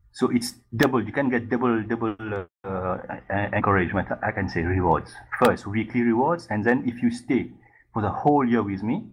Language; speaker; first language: English; non-native, fluent; Morisyen